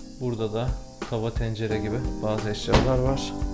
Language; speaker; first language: Turkish; native; Turkish